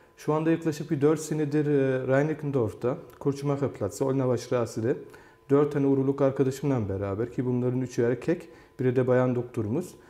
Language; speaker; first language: Turkish; early bilingual, heritage; Turkish